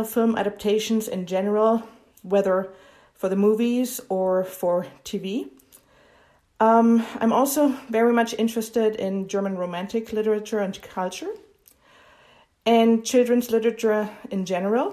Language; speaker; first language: English; non-native, fluent; German